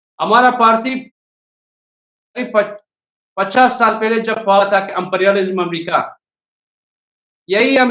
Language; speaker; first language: Hindi; non-native, learner; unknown